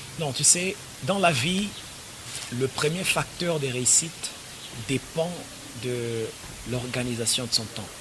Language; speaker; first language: French; non-native, local second language; Swahili